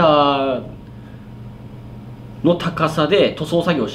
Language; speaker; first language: Japanese; native; Japanese